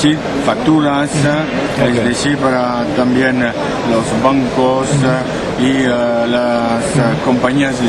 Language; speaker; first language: Spanish; non-native, learner; French